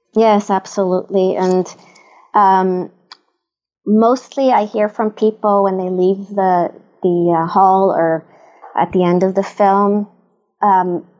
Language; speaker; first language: English; non-native, fluent; Hebrew